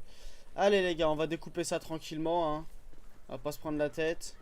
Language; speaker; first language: French; native; French